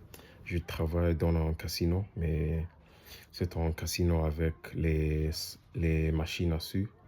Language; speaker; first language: French; non-native, learner; English